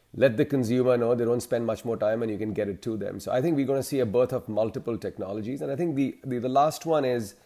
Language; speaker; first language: English; non-native, local second language; Hindi